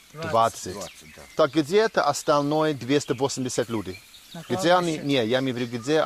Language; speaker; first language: Russian; non-native, learner; English